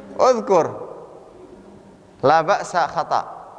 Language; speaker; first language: Arabic; non-native, fluent; Indonesian